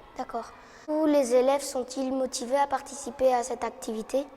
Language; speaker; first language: French; native; French